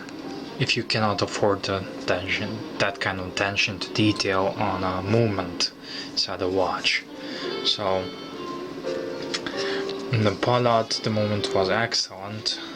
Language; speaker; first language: English; non-native, fluent; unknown